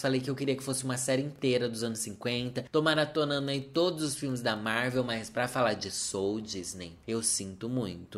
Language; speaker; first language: Portuguese; native; Portuguese